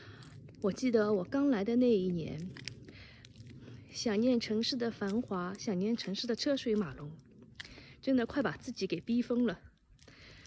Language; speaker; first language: Chinese; native; Chinese